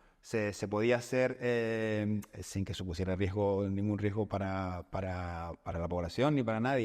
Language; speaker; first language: Spanish; native; Spanish